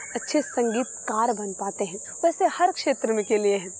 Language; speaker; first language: Hindi; native; Hindi